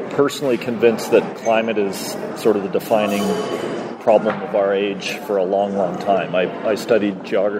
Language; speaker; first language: English; native; English